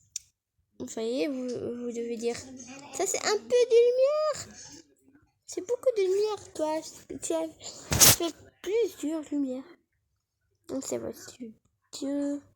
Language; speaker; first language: French; non-native, learner; Arabic